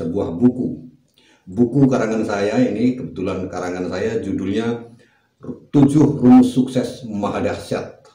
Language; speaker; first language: Indonesian; native; Indonesian